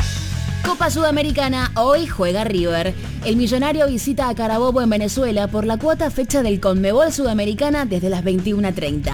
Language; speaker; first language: Spanish; native; Spanish